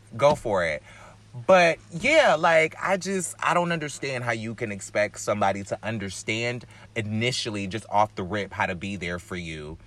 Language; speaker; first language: English; native; English